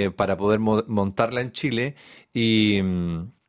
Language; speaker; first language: Spanish; native; Spanish